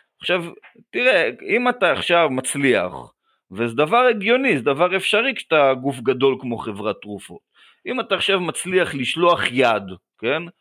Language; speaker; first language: Hebrew; native; Hebrew